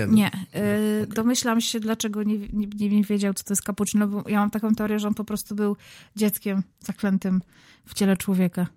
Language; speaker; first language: Polish; native; Polish